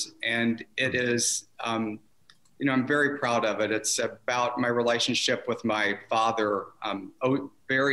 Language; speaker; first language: English; native; English